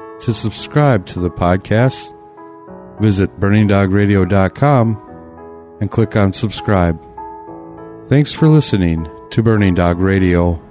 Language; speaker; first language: English; native; English